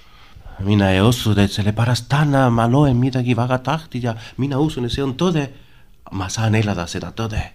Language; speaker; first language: Estonian; non-native, learner; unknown